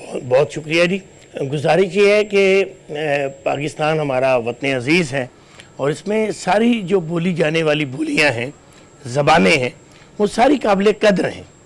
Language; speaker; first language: Urdu; non-native, local second language; Punjabi